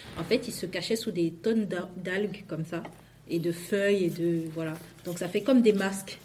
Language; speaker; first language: French; non-native, local second language; Duala